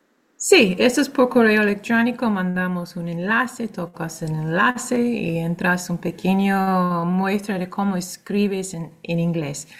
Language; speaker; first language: Spanish; non-native, fluent; English